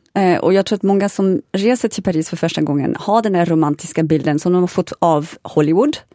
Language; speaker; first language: Swedish; non-native, fluent; French